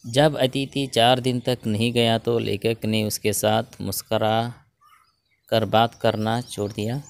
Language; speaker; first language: Hindi; non-native, local second language; Kannada